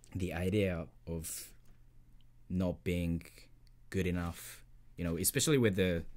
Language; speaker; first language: English; non-native, fluent; Japanese